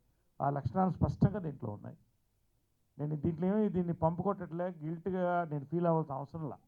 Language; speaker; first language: Telugu; native; Telugu